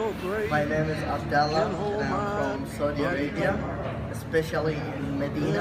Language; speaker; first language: English; non-native, learner; Arabic